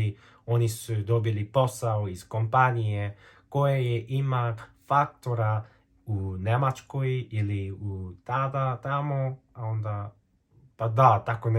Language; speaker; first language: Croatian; non-native, fluent; Korean